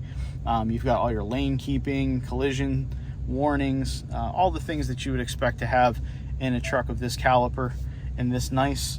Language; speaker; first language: English; native; English